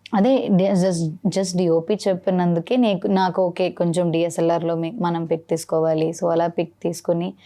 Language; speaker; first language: Telugu; non-native, learner; Malayalam